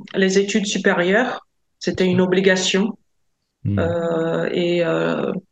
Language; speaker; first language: French; non-native, fluent; Latvian